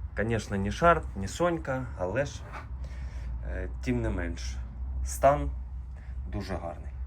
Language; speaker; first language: Ukrainian; non-native, local second language; Russian